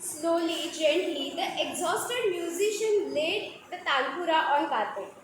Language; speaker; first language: English; non-native, local second language; Marathi